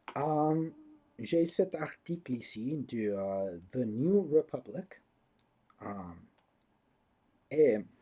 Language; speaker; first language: French; non-native, learner; English